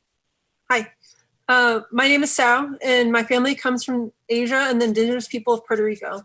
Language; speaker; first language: English; native; English